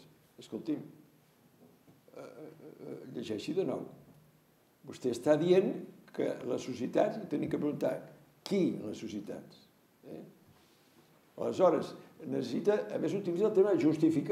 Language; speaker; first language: Catalan; native; Catalan